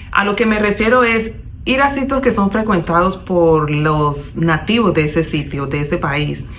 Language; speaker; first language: Spanish; native; Spanish